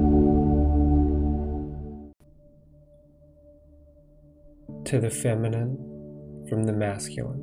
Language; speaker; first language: English; native; English